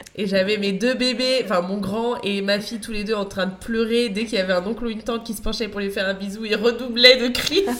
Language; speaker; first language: French; native; French